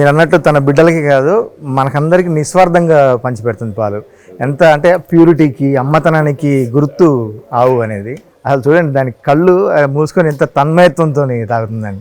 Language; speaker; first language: Telugu; native; Telugu